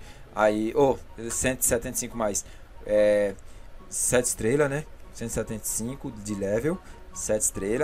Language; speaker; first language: Portuguese; native; Portuguese